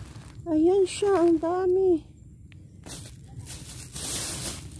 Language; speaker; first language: Filipino; non-native, local second language; Aklanon